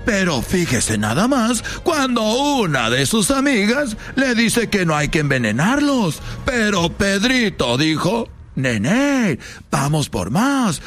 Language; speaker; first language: Spanish; native; Spanish